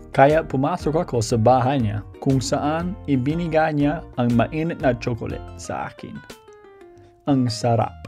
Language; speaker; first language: Filipino; non-native, fluent; English